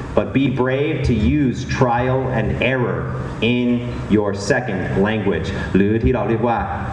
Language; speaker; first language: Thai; non-native, fluent; English